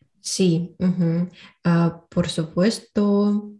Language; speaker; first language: Spanish; non-native, learner; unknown